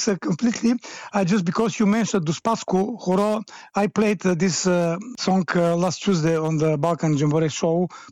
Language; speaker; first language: English; non-native, fluent; Bulgarian